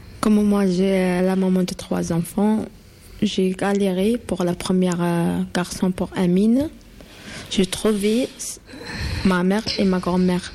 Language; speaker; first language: French; non-native, learner; Arabic